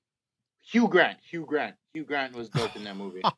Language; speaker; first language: English; native; English